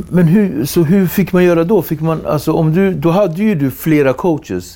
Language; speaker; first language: Swedish; native; Swedish